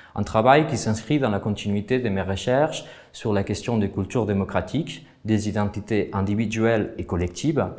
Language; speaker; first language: French; non-native, fluent; Spanish